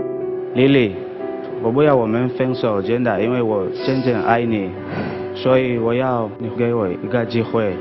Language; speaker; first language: Chinese; non-native, learner; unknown